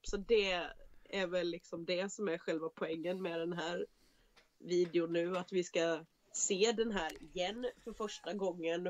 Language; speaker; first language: Swedish; native; Swedish